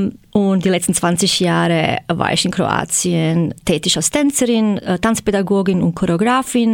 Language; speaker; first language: German; non-native, fluent; Croatian